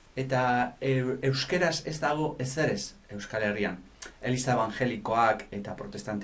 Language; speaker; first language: Basque; non-native, fluent; Spanish